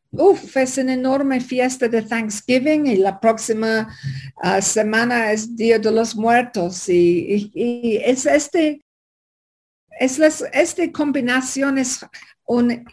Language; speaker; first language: Spanish; non-native, fluent; English